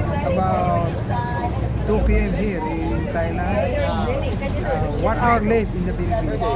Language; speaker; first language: English; non-native, local second language; Filipino